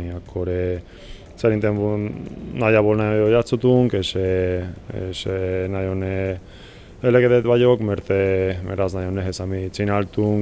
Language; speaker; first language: Hungarian; non-native, learner; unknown